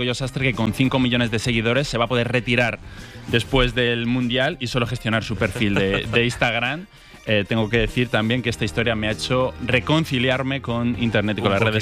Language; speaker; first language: Spanish; native; Spanish